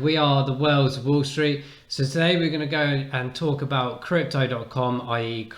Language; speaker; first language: English; native; English